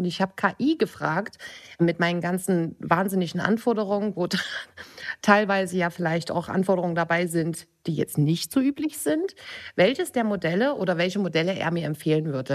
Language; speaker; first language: German; native; German